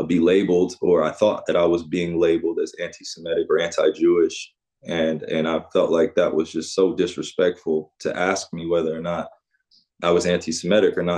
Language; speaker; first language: English; native; English